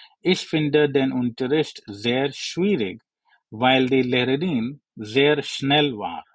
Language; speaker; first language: German; non-native, learner; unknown